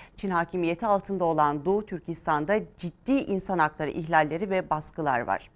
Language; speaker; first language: Turkish; native; Turkish